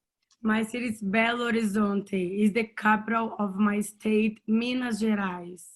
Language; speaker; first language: English; non-native, learner; Portuguese